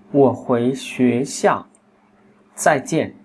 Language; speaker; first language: Chinese; non-native, fluent; Vietnamese